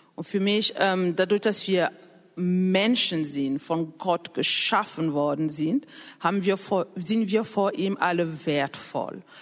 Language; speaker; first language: German; non-native, fluent; French